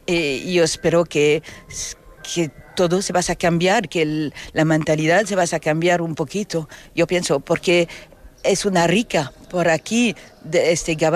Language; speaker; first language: Spanish; non-native, learner; French